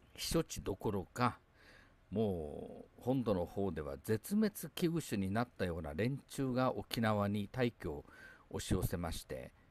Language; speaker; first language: Japanese; native; Japanese